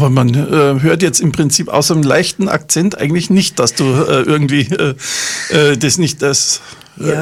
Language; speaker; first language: German; native; German